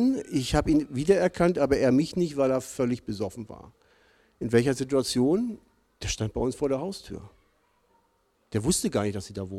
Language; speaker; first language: German; native; German